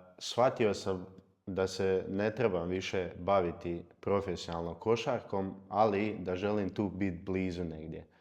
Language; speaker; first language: Croatian; native; Croatian